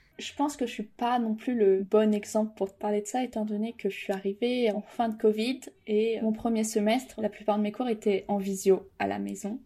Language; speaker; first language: French; native; French